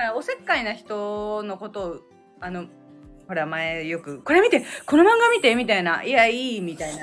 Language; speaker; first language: Japanese; native; Japanese